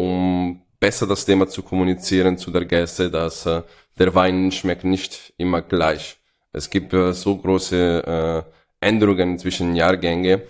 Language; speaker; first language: German; non-native, fluent; Italian